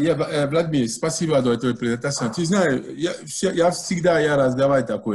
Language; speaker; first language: Russian; non-native, learner; French